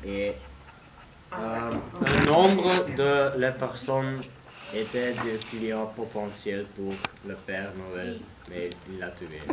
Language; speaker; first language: French; non-native, learner; Dutch